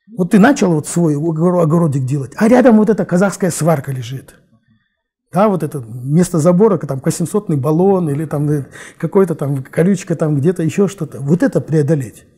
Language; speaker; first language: Russian; non-native, local second language; Kazakh